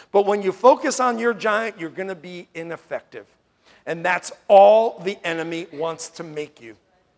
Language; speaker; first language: English; native; English